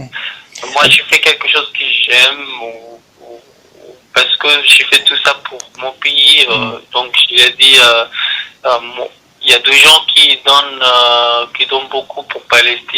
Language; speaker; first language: French; non-native, learner; Arabic